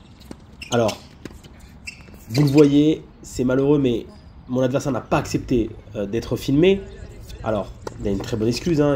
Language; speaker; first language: French; native; French